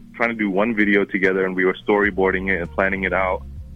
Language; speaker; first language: English; non-native, local second language; Arabic